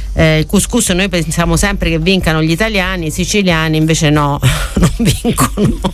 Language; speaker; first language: Italian; native; Italian